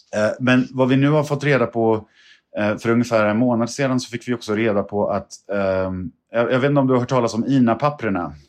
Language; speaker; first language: Swedish; native; Swedish